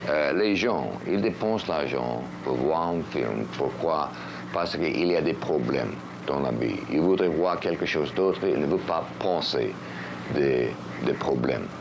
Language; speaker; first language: French; non-native, fluent; English